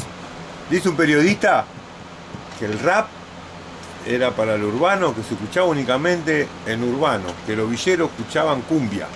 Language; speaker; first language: Spanish; native; Spanish